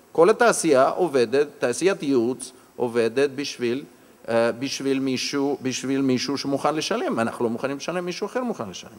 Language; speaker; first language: Hebrew; non-native, fluent; Russian